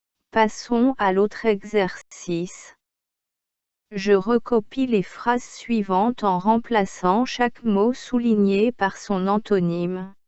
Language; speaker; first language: French; non-native, local second language; Arabic